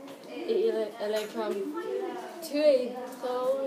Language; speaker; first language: French; non-native, learner; English